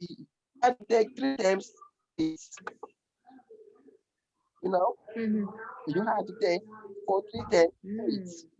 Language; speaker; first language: English; non-native, learner; French